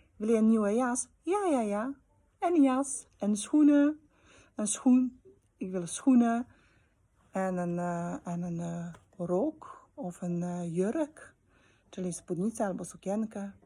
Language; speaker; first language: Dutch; non-native, fluent; Polish